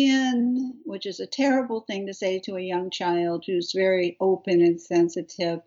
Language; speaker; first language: English; native; English